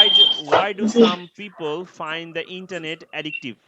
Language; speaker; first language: English; non-native, learner; Bangla